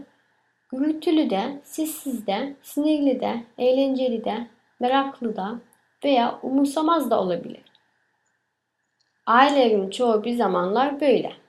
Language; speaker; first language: Turkish; early bilingual, other home language; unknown